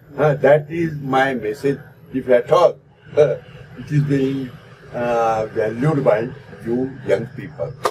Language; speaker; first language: English; non-native, local second language; Marathi